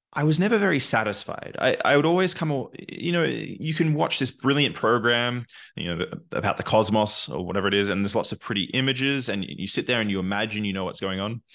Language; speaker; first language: English; native; English